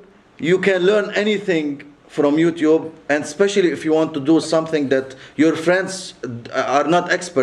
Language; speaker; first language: English; non-native, local second language; Arabic